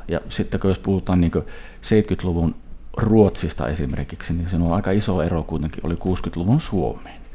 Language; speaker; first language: Finnish; early bilingual, heritage; Finnish